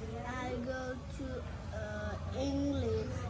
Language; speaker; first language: English; non-native, learner; Vietnamese